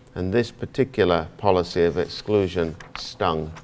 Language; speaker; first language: English; native; English